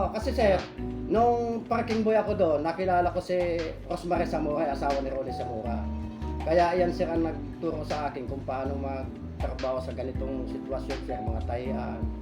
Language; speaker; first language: Filipino; non-native, local second language; Bikol